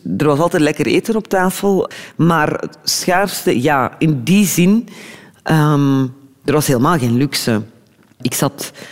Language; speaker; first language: Dutch; early bilingual, other home language; Turkish